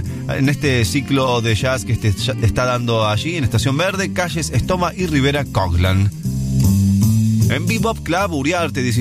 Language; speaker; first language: Spanish; native; Spanish